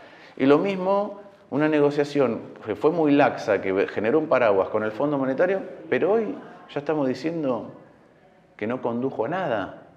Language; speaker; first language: Spanish; native; Spanish